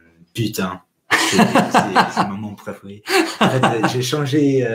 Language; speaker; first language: French; non-native, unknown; English